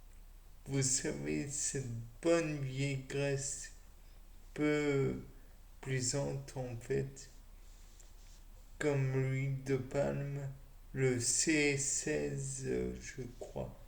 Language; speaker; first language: French; native; French